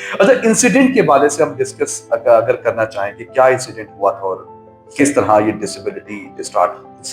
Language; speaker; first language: Urdu; native; Urdu